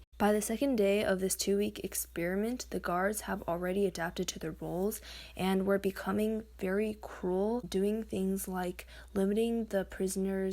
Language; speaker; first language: English; native; English